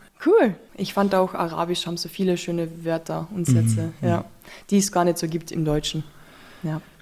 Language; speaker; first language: German; native; German